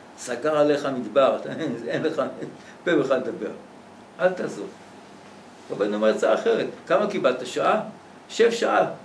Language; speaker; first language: Hebrew; native; Hebrew